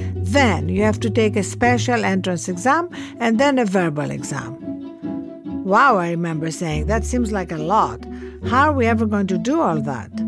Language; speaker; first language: English; non-native, fluent; Greek